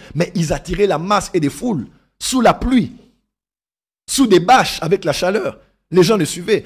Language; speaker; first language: French; non-native, local second language; Lingala